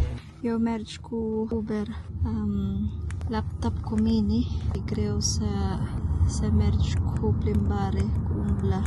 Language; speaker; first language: Romanian; non-native, learner; Filipino